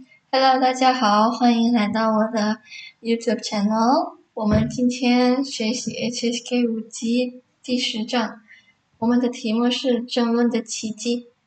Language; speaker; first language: Chinese; non-native, fluent; Indonesian